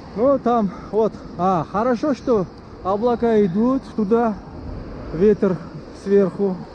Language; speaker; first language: Russian; non-native, local second language; Uzbek